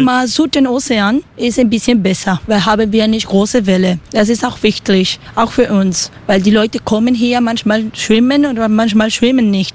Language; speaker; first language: German; non-native, learner; Spanish